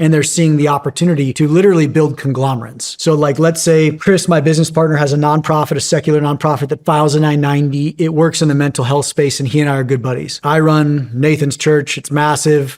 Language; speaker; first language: English; native; English